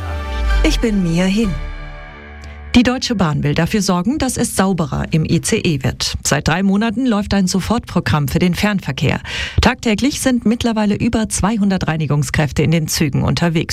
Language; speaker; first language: German; native; German